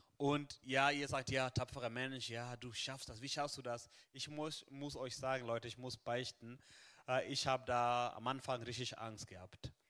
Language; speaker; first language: German; non-native, fluent; Swahili